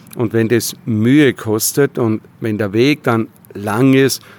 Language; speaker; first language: German; native; German